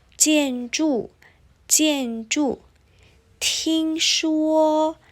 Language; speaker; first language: Chinese; non-native, fluent; Indonesian